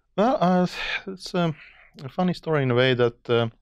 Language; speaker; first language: English; non-native, fluent; Finnish